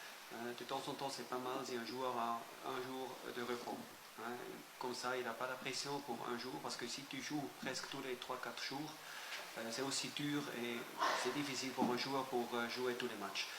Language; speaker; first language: French; non-native, fluent; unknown